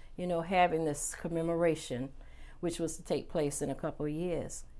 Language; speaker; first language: English; native; English